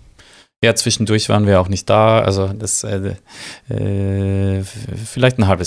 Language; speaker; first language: German; native; German